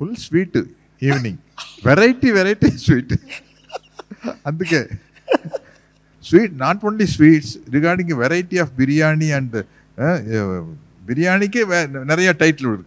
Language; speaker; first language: Telugu; non-native, learner; Tamil